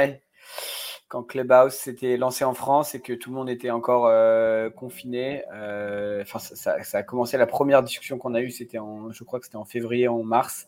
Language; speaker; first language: French; native; French